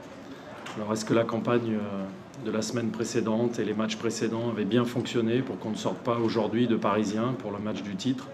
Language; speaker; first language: French; native; French